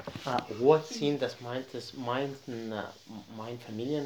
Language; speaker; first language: German; non-native, learner; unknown